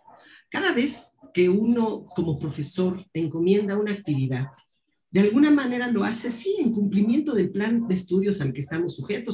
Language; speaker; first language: Spanish; native; Spanish